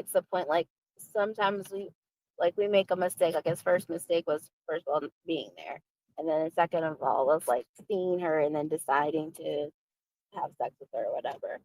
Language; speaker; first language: English; native; English